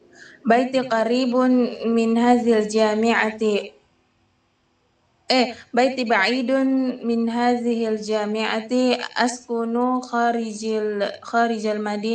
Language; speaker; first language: Arabic; non-native, learner; Indonesian